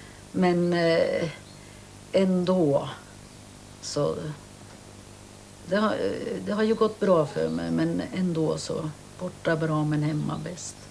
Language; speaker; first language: Swedish; early bilingual, other home language; Finnish